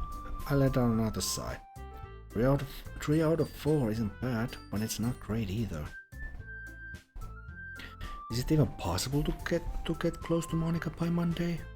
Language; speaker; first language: English; non-native, fluent; Finnish